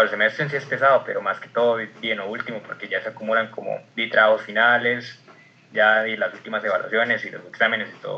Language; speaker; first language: Spanish; native; Spanish